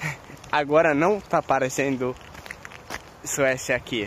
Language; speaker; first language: Portuguese; non-native, fluent; Swedish